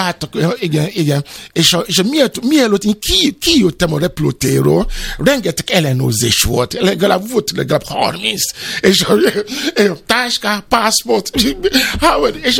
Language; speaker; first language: Hungarian; non-native, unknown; Yoruba